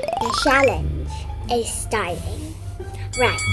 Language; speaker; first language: English; non-native, fluent; Thai